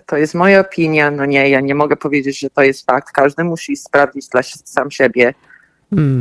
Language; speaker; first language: Polish; early bilingual, heritage; Polish